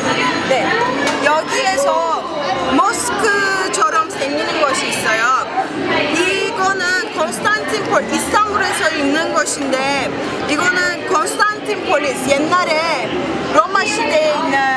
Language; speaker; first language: Korean; non-native, fluent; Turkish